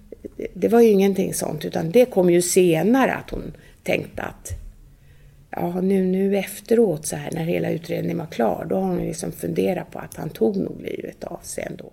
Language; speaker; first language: Swedish; native; Swedish